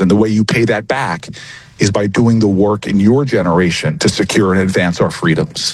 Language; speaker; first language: English; native; English